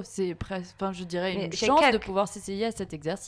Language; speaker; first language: French; native; French